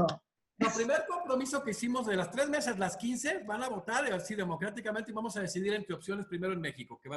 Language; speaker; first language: Spanish; native; Spanish